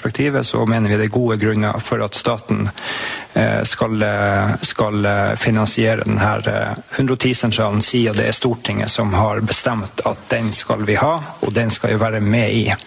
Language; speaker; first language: Norwegian; native; Norwegian